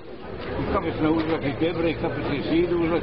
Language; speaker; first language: Latvian; non-native, learner; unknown